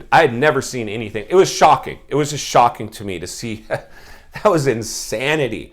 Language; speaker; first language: English; native; English